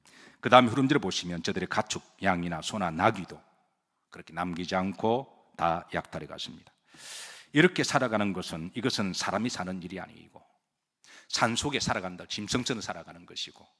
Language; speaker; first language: Korean; native; Korean